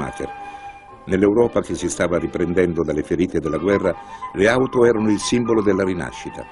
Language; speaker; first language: Italian; native; Italian